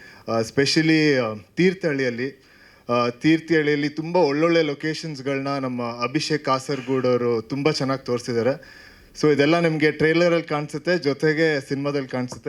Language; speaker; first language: Kannada; native; Kannada